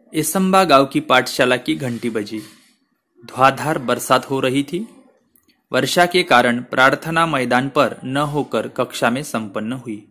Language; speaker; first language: Hindi; non-native, local second language; Marathi